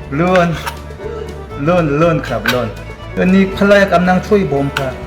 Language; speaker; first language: Thai; non-native, learner; Korean